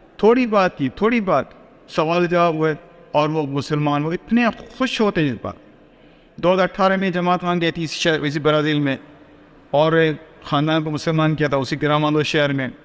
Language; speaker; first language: Urdu; non-native, local second language; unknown